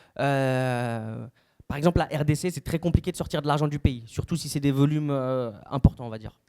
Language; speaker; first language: French; native; French